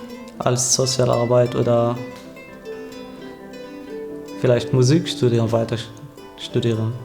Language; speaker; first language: German; non-native, learner; Arabic